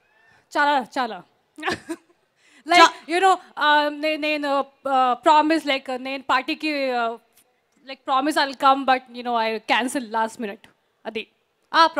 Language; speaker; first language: Telugu; non-native, learner; Hindi